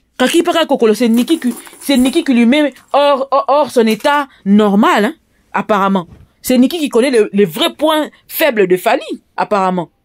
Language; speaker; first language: French; non-native, local second language; Lingala